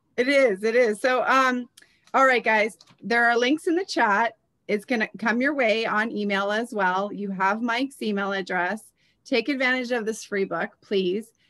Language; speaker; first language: English; native; English